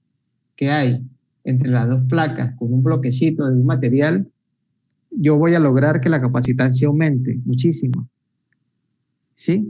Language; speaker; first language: Spanish; native; Spanish